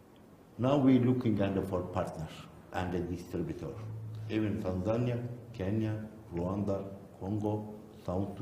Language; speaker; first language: English; non-native, learner; Turkish